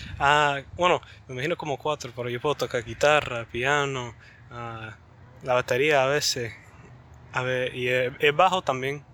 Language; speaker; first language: Spanish; early bilingual, heritage; Spanish